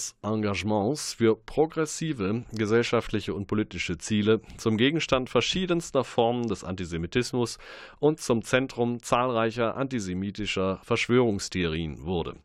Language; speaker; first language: German; native; German